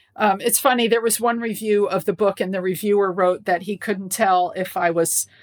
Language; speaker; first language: English; native; English